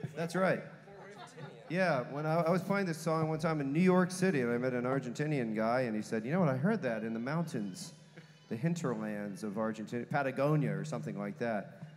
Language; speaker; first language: English; native; English